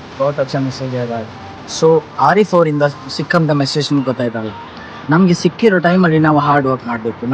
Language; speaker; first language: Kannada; non-native, local second language; Konkani